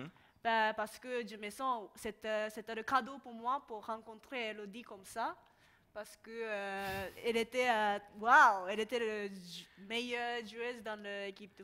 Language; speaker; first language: French; non-native, learner; Japanese